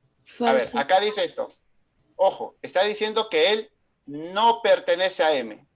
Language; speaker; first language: Spanish; native; Spanish